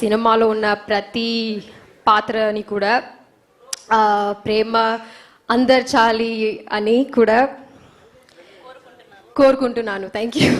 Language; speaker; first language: Telugu; non-native, learner; Malayalam